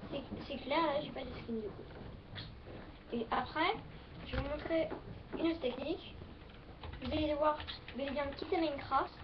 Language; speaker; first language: French; native; French